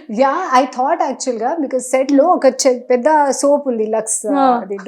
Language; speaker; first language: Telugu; non-native, learner; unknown